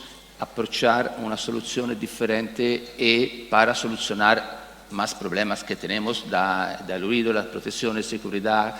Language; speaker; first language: Spanish; non-native, learner; Italian